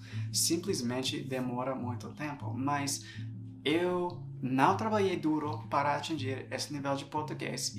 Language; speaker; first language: Portuguese; non-native, fluent; English